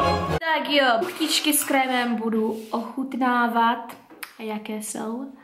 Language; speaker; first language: Czech; early bilingual, heritage; Czech